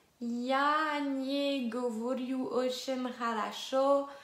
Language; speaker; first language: Russian; non-native, learner; French